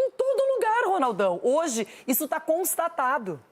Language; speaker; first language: Portuguese; native; Portuguese